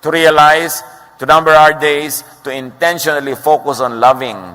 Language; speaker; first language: English; non-native, local second language; Filipino